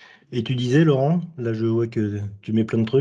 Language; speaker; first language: French; native; French